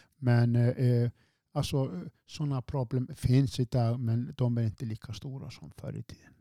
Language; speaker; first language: Swedish; non-native, fluent; Icelandic